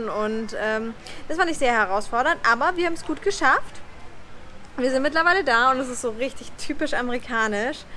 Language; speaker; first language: German; native; German